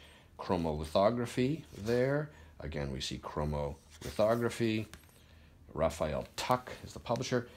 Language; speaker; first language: English; native; English